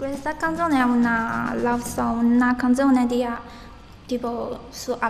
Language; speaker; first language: Italian; non-native, learner; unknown